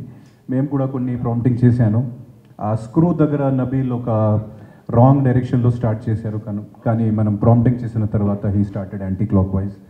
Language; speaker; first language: Telugu; non-native, fluent; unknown